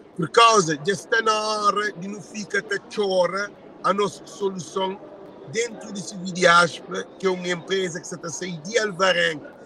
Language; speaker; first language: Portuguese; non-native, local second language; Kabuverdianu